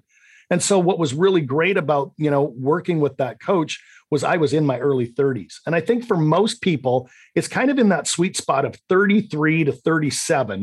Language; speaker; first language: English; native; English